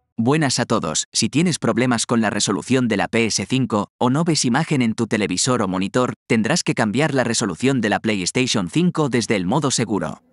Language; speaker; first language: Spanish; native; Spanish